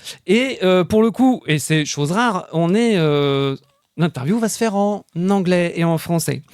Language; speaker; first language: French; native; French